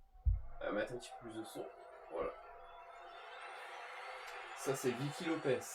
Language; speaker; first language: French; native; French